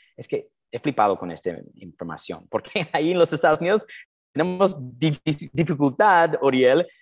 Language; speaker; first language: Spanish; non-native, fluent; English